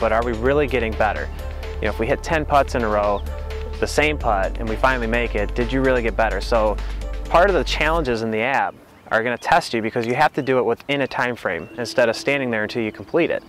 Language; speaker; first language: English; native; English